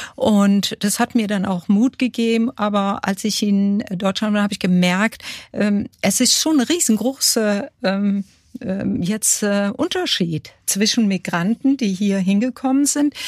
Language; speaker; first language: German; early bilingual, other home language; Kurdish